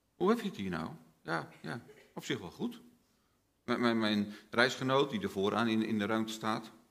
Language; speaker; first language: Dutch; native; Dutch